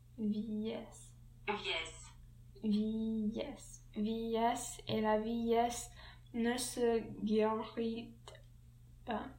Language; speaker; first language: French; non-native, learner; English